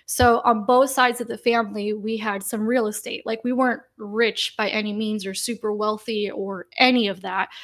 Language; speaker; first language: English; native; English